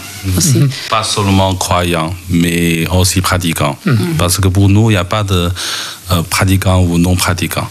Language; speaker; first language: French; non-native, learner; Chinese